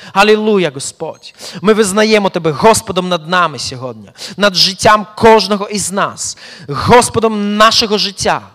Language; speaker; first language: Ukrainian; early bilingual, heritage; Ukrainian